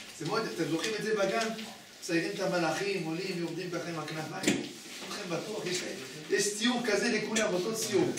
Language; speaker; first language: Hebrew; native; Hebrew